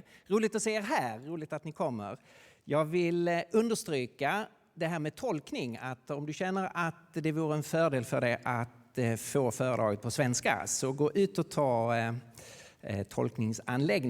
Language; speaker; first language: Swedish; native; Swedish